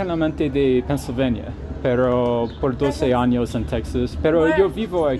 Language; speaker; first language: Spanish; non-native, learner; English